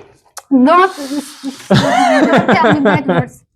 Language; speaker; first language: English; non-native, learner; Turkish